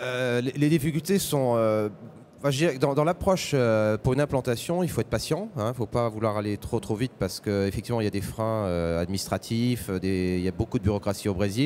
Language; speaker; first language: French; native; French